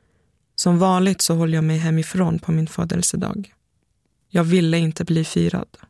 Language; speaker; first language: Swedish; early bilingual, other home language; Persian